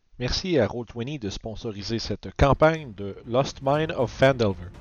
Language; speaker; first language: French; native; French